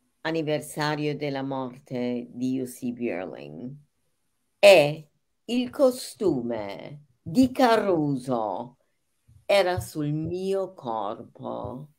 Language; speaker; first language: Italian; non-native, fluent; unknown